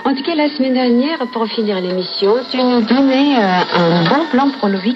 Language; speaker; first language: French; native; French